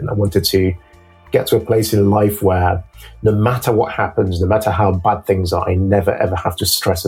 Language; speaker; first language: English; non-native, local second language; Yoruba